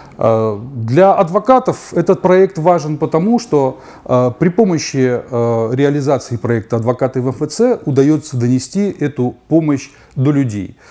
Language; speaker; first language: Russian; native; Russian